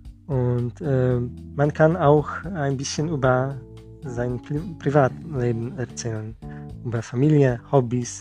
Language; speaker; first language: German; non-native, fluent; Polish